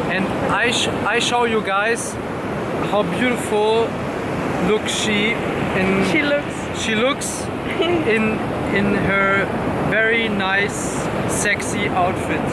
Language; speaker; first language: English; non-native, learner; German